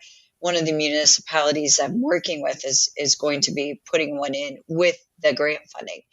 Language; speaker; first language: English; native; English